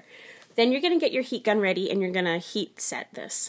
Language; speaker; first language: English; native; English